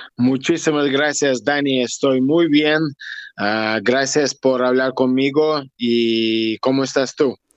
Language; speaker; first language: Spanish; non-native, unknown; Russian